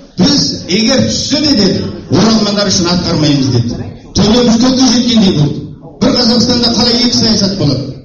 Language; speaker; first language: Kazakh; early bilingual, heritage; Kazakh